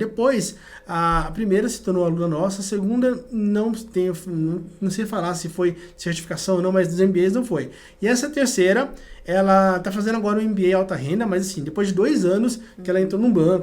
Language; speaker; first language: Portuguese; native; Portuguese